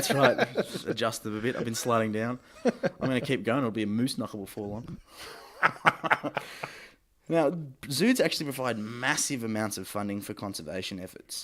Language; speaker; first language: English; native; English